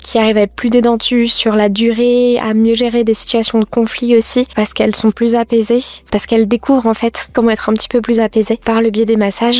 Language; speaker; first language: French; native; French